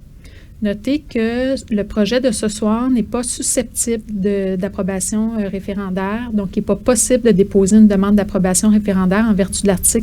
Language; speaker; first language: French; native; French